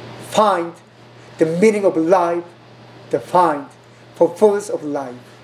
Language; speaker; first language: English; non-native, learner; Korean